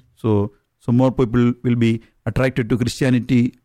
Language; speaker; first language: English; non-native, local second language; Malayalam